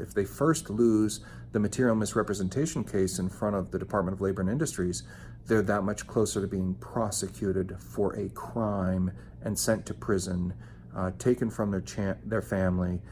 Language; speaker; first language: English; native; English